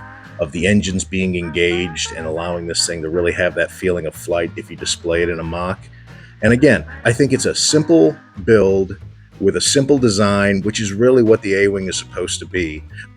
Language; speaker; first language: English; native; English